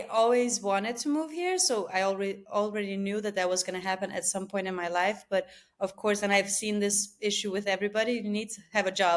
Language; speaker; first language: English; non-native, fluent; Albanian